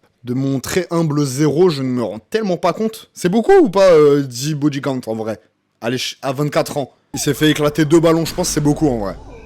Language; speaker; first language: French; native; French